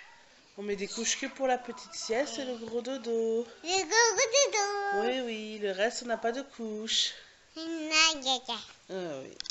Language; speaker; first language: French; native; French